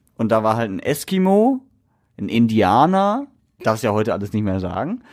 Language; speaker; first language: German; native; German